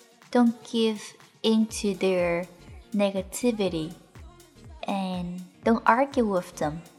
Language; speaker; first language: English; non-native, fluent; Chinese